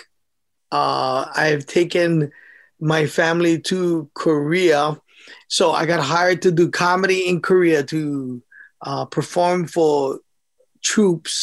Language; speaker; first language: English; native; English